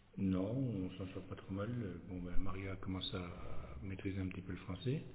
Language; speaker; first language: French; native; French